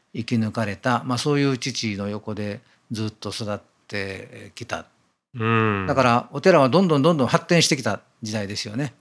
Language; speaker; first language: Japanese; native; Japanese